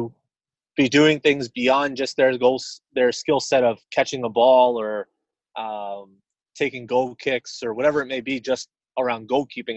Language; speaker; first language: English; native; English